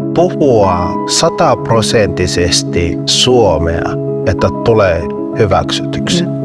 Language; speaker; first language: Finnish; non-native, fluent; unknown